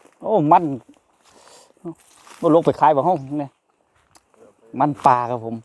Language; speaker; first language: Thai; non-native, local second language; Northeastern Thai